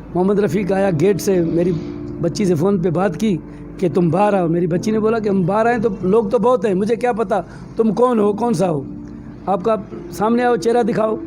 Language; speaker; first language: Urdu; non-native, local second language; Sindhi